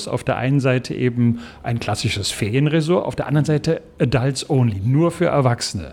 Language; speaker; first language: German; native; German